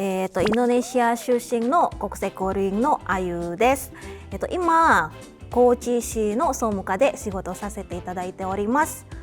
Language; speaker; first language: Japanese; non-native, fluent; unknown